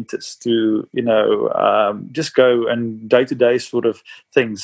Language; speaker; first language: English; non-native, local second language; Afrikaans